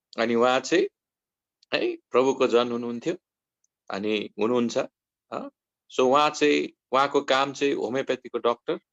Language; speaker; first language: Nepali; native; Nepali